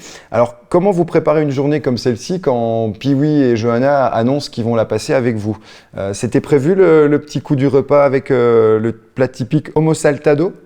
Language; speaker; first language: French; native; French